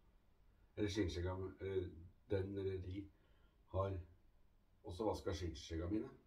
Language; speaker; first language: Norwegian; native; Norwegian